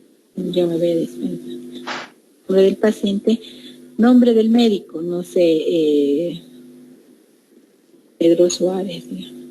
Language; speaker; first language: Spanish; native; Spanish